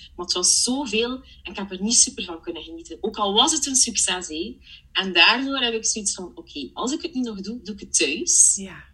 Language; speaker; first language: Dutch; early bilingual, other home language; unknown